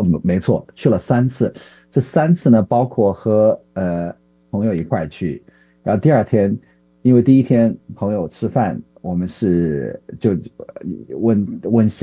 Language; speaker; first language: Chinese; native; Chinese